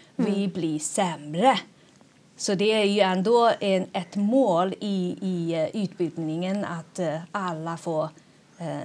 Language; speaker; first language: Swedish; non-native, fluent; Chinese